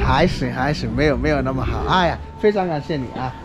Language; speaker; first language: Chinese; non-native, fluent; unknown